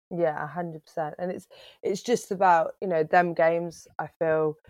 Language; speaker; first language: English; native; English